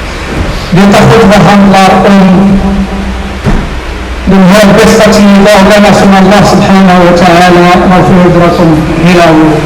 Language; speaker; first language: Swedish; non-native, fluent; Somali